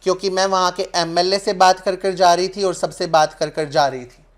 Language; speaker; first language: Hindi; non-native, local second language; Punjabi